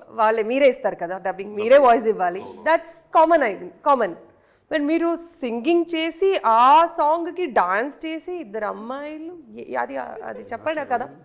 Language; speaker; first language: Telugu; non-native, fluent; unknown